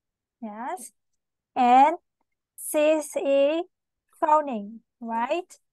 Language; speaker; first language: English; non-native, learner; Vietnamese